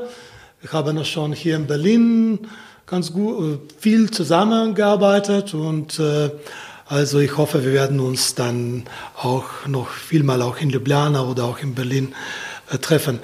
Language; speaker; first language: German; non-native, fluent; Slovenian